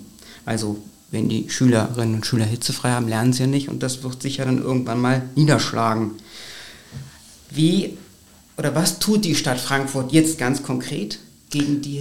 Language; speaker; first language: German; native; German